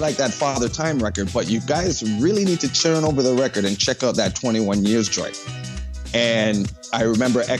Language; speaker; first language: English; native; English